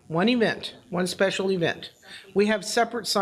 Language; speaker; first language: English; native; English